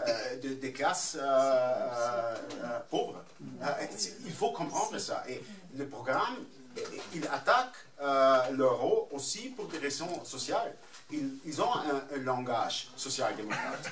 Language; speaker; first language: French; non-native, fluent; German